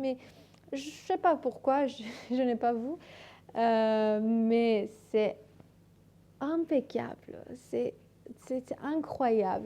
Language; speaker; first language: French; non-native, learner; Persian